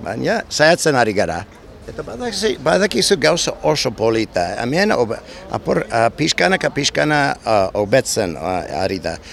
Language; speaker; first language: Basque; non-native, learner; English